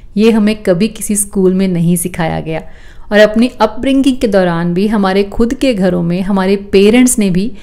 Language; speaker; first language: Hindi; native; Hindi